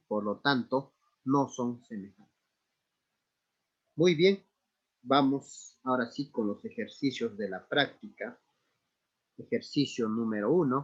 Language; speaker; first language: Spanish; native; Spanish